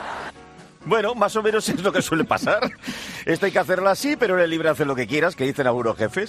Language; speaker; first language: Spanish; native; Spanish